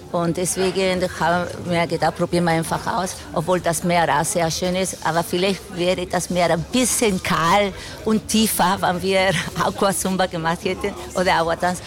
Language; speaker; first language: German; non-native, fluent; Spanish